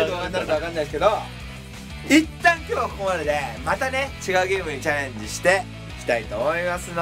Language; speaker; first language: Japanese; native; Japanese